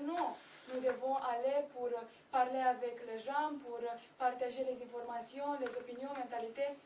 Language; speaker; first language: French; non-native, learner; Romanian